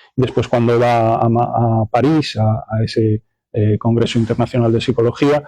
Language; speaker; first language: Spanish; non-native, local second language; Galician